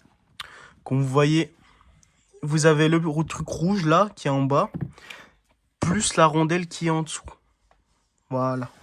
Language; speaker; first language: French; native; French